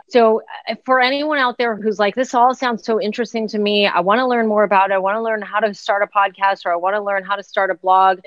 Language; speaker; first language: English; native; English